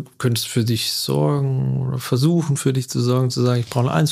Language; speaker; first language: German; native; German